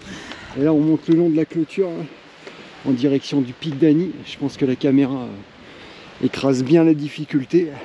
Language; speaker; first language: French; native; French